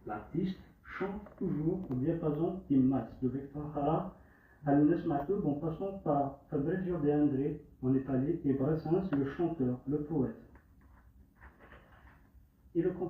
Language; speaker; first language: French; non-native, local second language; Kabyle